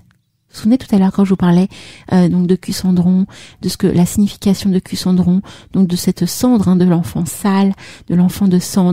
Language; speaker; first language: French; native; French